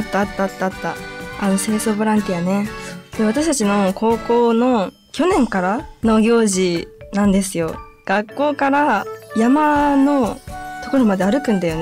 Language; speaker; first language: Japanese; native; Japanese